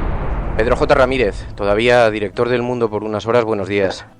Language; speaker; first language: Spanish; native; Spanish